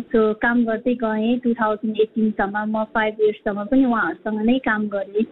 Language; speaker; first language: Nepali; non-native, local second language; Sherpa